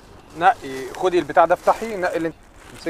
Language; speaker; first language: Arabic; native; Arabic